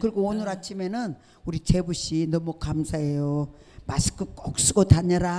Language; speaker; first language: Korean; native; Korean